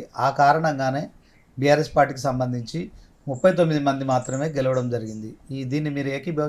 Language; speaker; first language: Telugu; native; Telugu